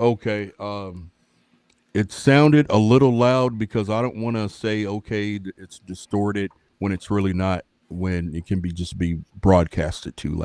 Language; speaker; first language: English; native; English